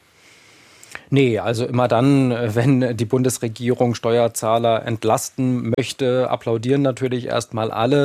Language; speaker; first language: German; native; German